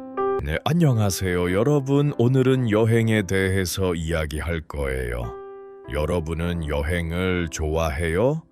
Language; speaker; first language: Korean; non-native, learner; Uzbek